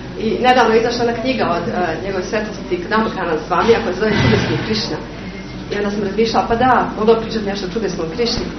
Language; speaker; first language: Serbian; native; Serbian